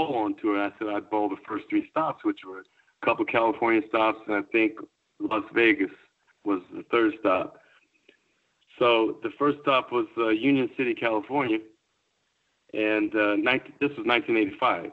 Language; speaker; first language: English; native; English